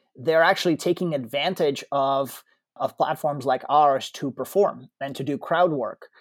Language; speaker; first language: English; early bilingual, other home language; Russian